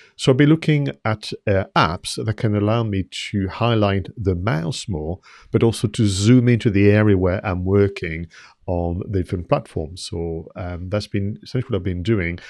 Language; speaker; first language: English; non-native, fluent; French